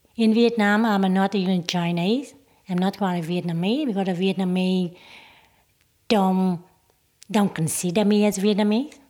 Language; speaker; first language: English; non-native, learner; Vietnamese